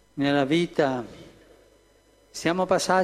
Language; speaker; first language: Italian; non-native, fluent; Spanish